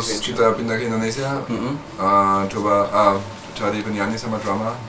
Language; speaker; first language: Indonesian; non-native, learner; German